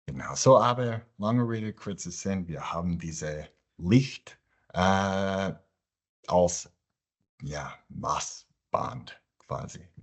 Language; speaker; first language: German; non-native, fluent; English